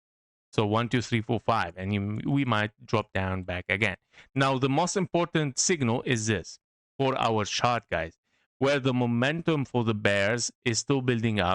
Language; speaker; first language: English; non-native, fluent; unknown